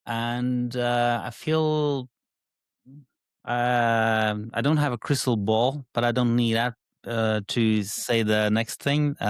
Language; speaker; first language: English; non-native, fluent; Norwegian